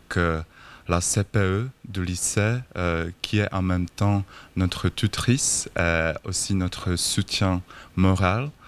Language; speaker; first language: French; non-native, fluent; Czech